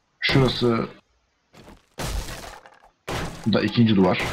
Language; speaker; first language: Turkish; native; Turkish